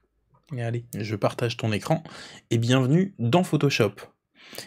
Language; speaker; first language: French; native; French